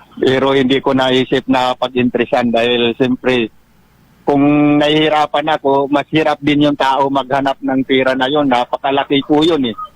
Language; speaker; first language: Filipino; non-native, local second language; Waray